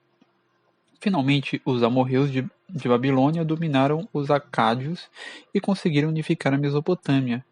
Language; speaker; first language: Portuguese; native; Portuguese